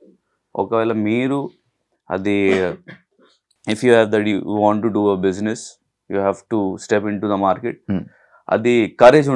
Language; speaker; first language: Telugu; non-native, local second language; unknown